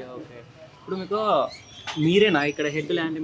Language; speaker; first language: Telugu; native; Telugu